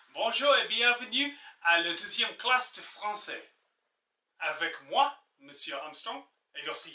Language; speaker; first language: French; non-native, fluent; English